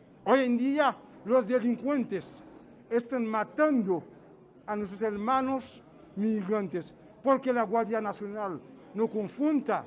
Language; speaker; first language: Spanish; non-native, fluent; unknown